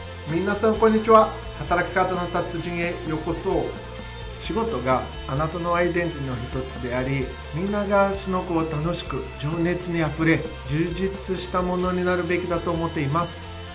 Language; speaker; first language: Japanese; non-native, fluent; Portuguese